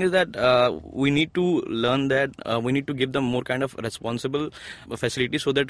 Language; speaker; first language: English; non-native, local second language; Odia